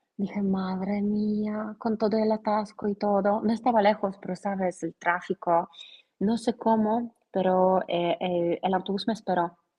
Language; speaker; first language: Spanish; non-native, fluent; Polish